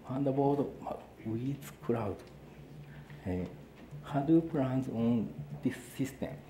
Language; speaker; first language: English; non-native, learner; Japanese